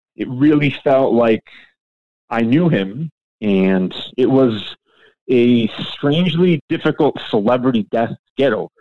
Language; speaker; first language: English; native; English